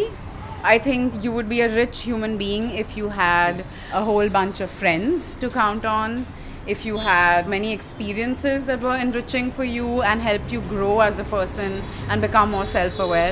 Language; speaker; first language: English; non-native, local second language; Hindi